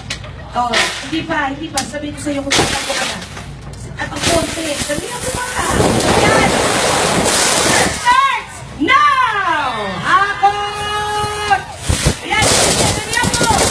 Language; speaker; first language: Filipino; native; Filipino